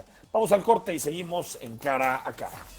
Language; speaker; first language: Spanish; native; Spanish